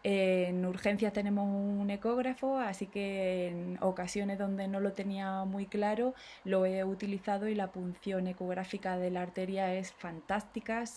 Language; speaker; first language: Spanish; native; Spanish